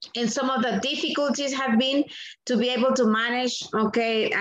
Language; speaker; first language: English; non-native, fluent; Spanish